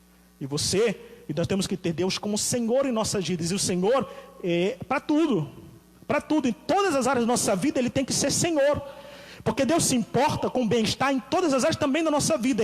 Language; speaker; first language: Portuguese; native; Portuguese